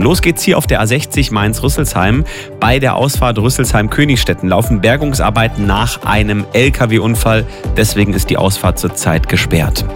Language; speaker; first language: German; native; German